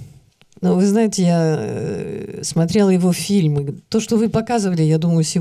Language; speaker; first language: Russian; early bilingual, heritage; Russian